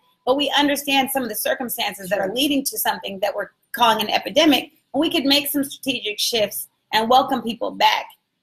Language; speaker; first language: English; native; English